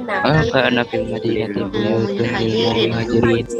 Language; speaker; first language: Arabic; non-native, learner; Indonesian